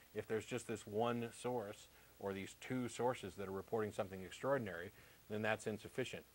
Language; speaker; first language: English; native; English